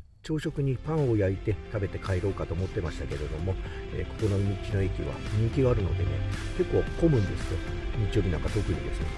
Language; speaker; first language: Japanese; native; Japanese